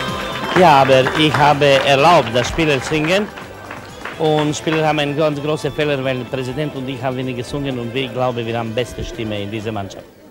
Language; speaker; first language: German; non-native, fluent; Croatian